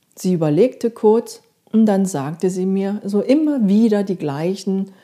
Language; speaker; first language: German; non-native, fluent; Korean